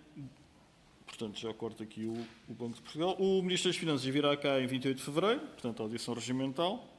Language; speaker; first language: Portuguese; native; Portuguese